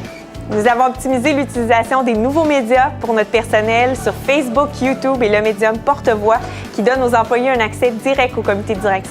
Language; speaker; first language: French; native; French